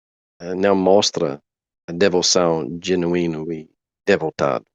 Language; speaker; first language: Portuguese; non-native, learner; English